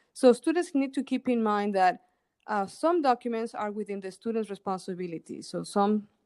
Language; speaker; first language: English; non-native, fluent; Spanish